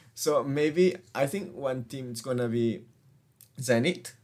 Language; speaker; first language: English; non-native, fluent; Spanish